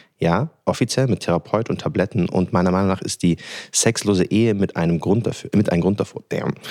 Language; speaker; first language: German; early bilingual, other home language; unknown